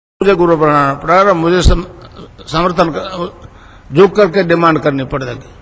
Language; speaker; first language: Hindi; native; Hindi